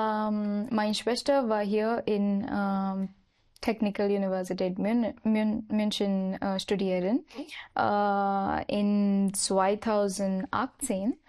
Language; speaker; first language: German; non-native, learner; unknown